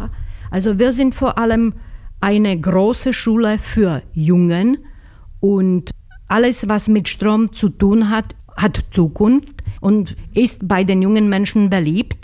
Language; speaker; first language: German; non-native, fluent; Slovak